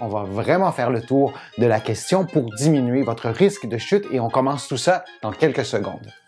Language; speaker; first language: French; native; French